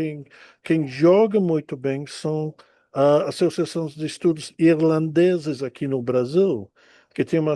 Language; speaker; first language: Portuguese; non-native, fluent; English